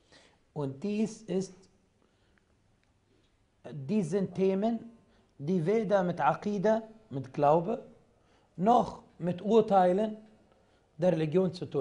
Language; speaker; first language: German; non-native, fluent; Arabic